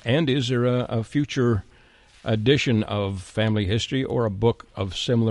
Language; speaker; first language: English; native; English